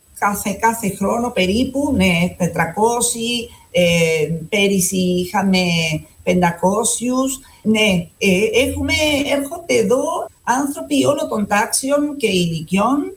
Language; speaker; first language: Greek; non-native, fluent; Spanish